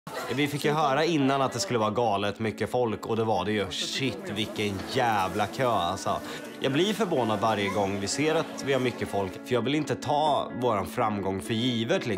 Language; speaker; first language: Swedish; native; Swedish